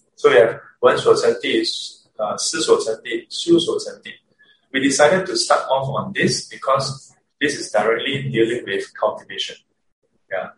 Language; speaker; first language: English; native; English